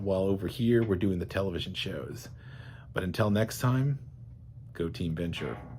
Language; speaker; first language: English; native; English